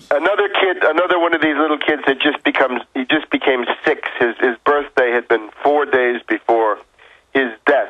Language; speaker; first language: English; native; English